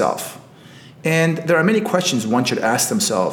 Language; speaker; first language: English; native; English